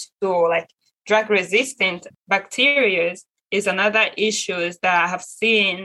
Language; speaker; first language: English; non-native, local second language; Kinyarwanda